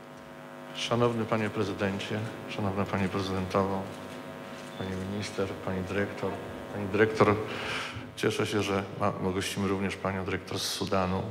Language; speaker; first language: Polish; native; Polish